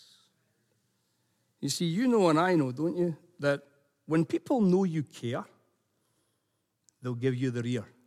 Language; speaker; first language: English; native; English